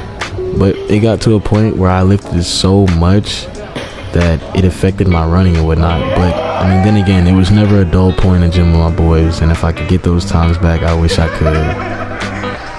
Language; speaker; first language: English; native; English